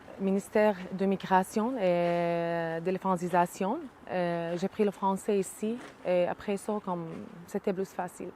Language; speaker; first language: French; non-native, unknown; Arabic